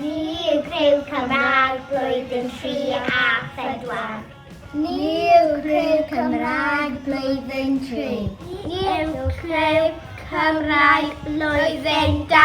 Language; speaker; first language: Welsh; non-native, local second language; English